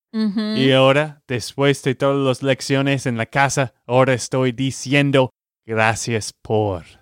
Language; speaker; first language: Spanish; non-native, learner; English